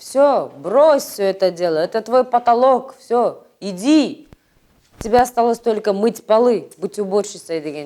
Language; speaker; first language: Russian; non-native, local second language; Kazakh